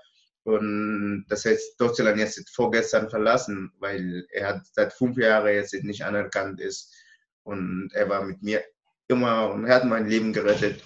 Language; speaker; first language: German; non-native, learner; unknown